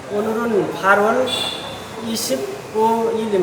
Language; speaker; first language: Korean; non-native, learner; Nepali